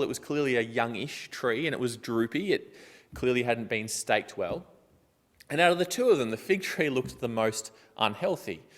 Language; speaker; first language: English; native; English